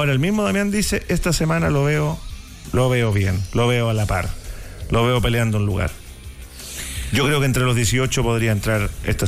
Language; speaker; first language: Spanish; native; Spanish